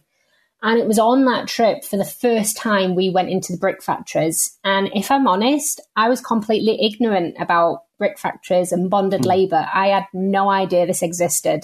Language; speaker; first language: English; native; English